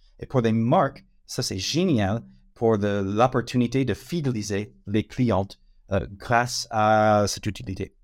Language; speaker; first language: French; non-native, fluent; English